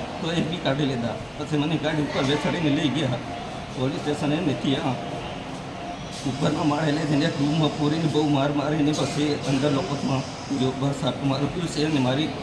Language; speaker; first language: Gujarati; non-native, local second language; Bhili